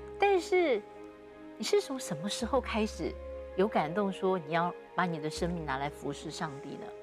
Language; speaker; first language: Chinese; native; Chinese